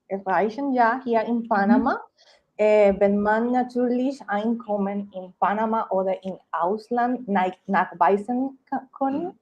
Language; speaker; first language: German; non-native, learner; Spanish